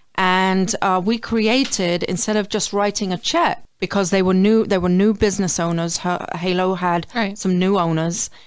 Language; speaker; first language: English; native; English